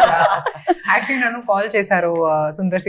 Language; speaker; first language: Telugu; non-native, fluent; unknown